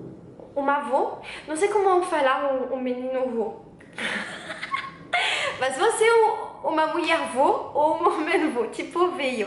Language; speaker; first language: Portuguese; non-native, learner; French